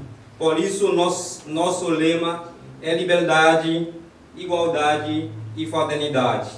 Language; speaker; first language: Portuguese; non-native, learner; Haitian Creole